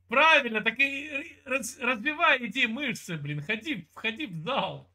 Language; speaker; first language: Russian; native; Russian